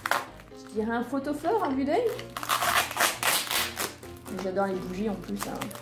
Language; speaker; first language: French; native; French